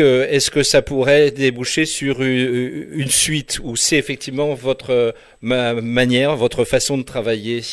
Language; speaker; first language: French; native; French